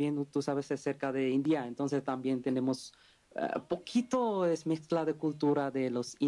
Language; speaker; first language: Spanish; non-native, learner; Bangla